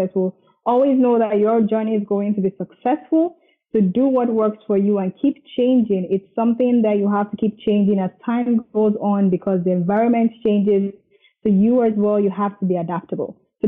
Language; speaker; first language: English; non-native, local second language; Yoruba